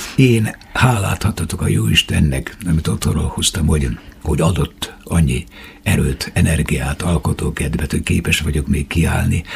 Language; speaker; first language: Hungarian; native; Hungarian